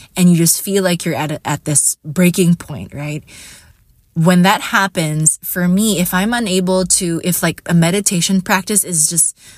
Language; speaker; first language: English; non-native, local second language; Hiligaynon